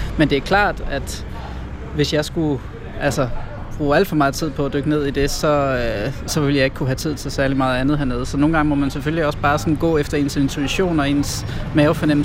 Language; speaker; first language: Danish; native; Danish